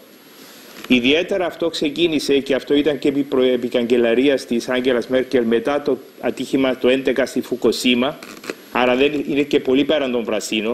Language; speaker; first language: Greek; native; Greek